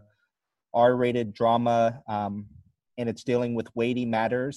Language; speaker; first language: English; native; English